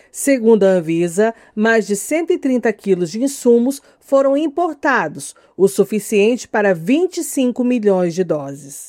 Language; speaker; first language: Portuguese; native; Portuguese